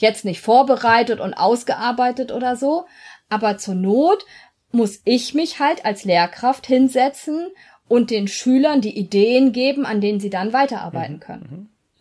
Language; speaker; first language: German; native; German